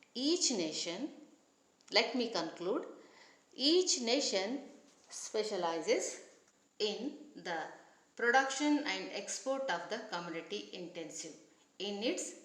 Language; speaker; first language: English; non-native, local second language; Kannada